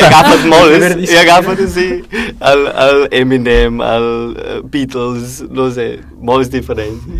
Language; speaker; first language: Catalan; non-native, learner; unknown